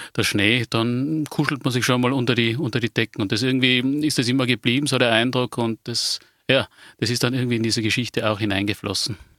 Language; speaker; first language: German; native; German